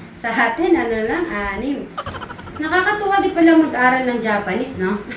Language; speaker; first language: Filipino; native; Filipino